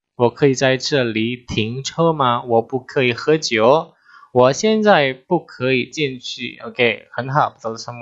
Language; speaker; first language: Chinese; non-native, fluent; Indonesian